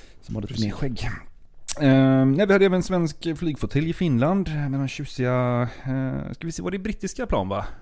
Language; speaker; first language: Swedish; native; Swedish